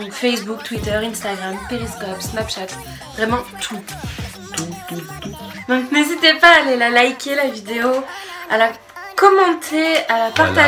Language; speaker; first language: French; native; French